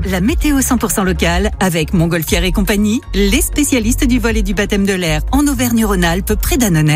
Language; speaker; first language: French; native; French